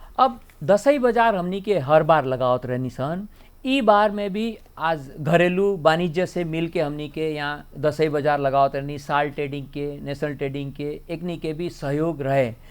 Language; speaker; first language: Bhojpuri; native; Bhojpuri